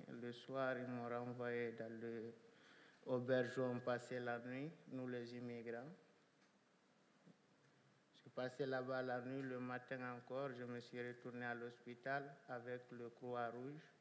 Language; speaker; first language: French; non-native, local second language; Fula